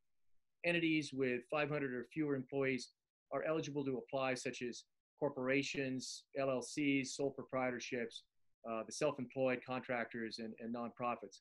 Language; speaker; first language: English; native; English